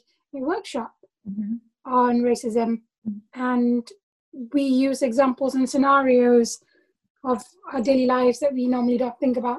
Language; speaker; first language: English; non-native, local second language; Tamil